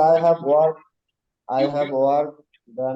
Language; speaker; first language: English; non-native, learner; Bangla